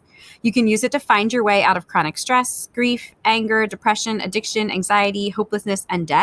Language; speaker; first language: English; native; English